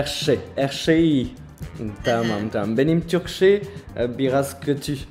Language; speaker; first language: Turkish; non-native, learner; French